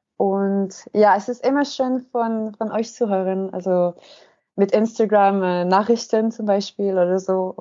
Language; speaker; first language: German; non-native, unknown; French